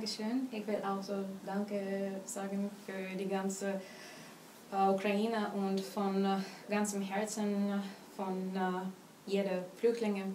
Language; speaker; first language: German; non-native, learner; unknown